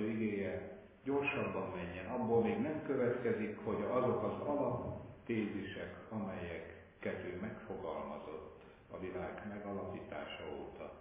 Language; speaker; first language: Hungarian; native; Hungarian